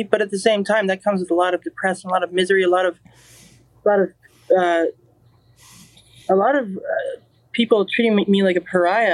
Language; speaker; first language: English; native; English